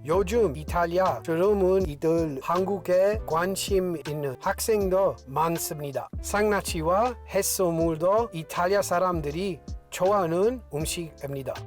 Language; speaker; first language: Korean; non-native, fluent; Italian